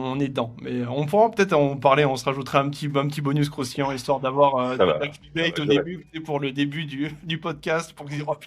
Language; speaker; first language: French; native; French